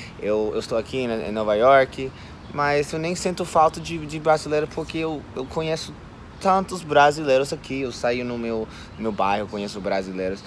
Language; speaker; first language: Portuguese; non-native, fluent; English